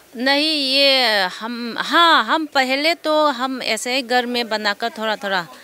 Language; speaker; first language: Hindi; non-native, local second language; Manipuri